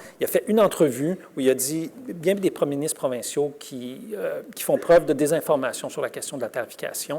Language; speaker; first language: French; native; French